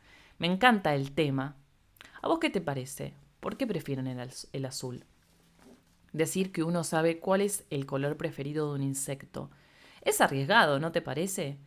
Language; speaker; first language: Spanish; native; Spanish